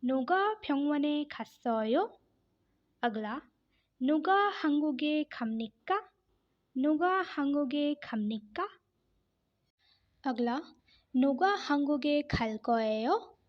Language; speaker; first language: Korean; non-native, fluent; Hindi